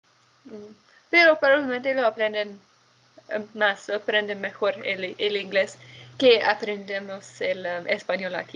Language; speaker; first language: Spanish; non-native, fluent; English